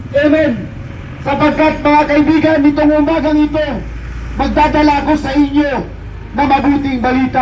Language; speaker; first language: Filipino; non-native, local second language; Cebuano